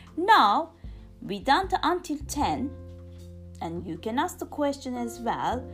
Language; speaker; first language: English; non-native, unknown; Turkish